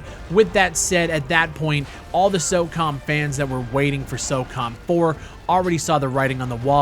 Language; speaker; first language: English; native; English